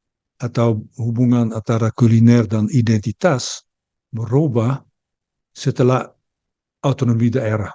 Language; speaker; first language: Indonesian; early bilingual, heritage; Dutch